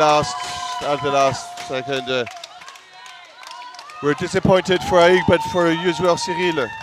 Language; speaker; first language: English; non-native, fluent; French